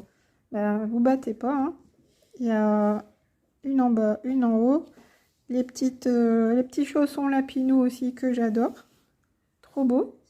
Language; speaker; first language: French; native; French